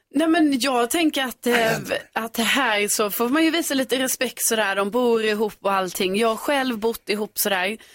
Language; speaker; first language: Swedish; native; Swedish